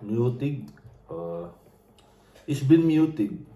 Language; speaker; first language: German; non-native, learner; Filipino